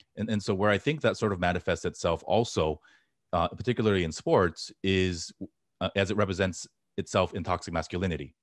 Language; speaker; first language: English; native; English